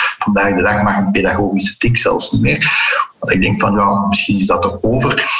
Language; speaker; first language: Dutch; early bilingual, heritage; Dutch